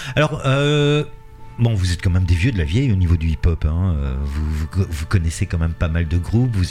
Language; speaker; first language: French; native; French